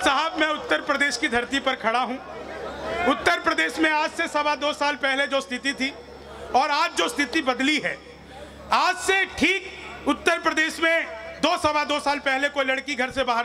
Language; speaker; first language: Hindi; native; Hindi